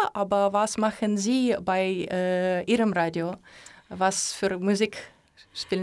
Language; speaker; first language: German; non-native, learner; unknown